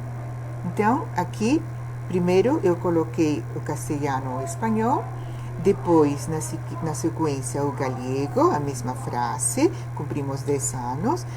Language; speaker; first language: Portuguese; non-native, fluent; Spanish